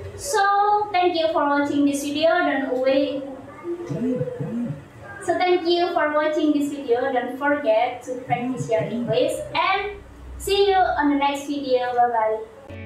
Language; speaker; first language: English; non-native, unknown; Indonesian